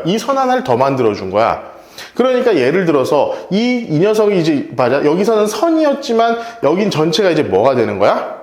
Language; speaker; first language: Korean; native; Korean